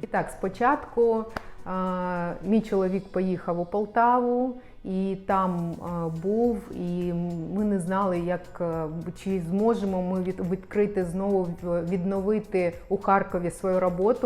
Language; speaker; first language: Ukrainian; non-native, local second language; Russian